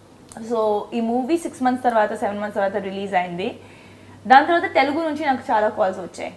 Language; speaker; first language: Telugu; non-native, fluent; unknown